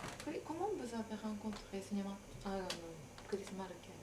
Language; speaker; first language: French; non-native, fluent; Japanese